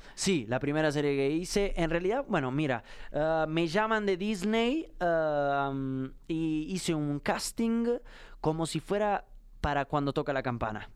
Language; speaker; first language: Spanish; non-native, fluent; Italian